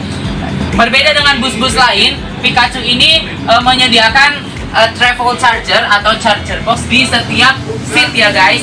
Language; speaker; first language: Indonesian; native; Indonesian